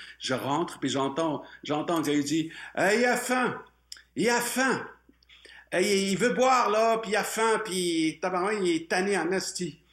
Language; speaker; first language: French; non-native, local second language; Arabic